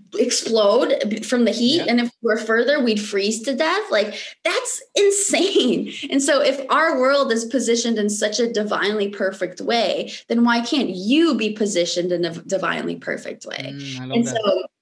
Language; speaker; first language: English; early bilingual, other home language; Romanian